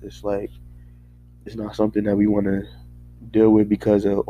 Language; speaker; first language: English; native; English